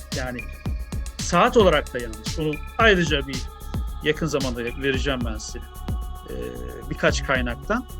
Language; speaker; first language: Turkish; native; Turkish